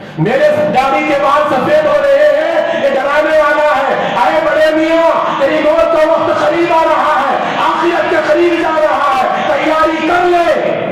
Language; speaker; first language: Urdu; non-native, local second language; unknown